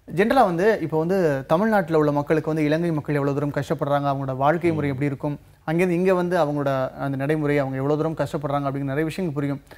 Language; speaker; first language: Tamil; native; Tamil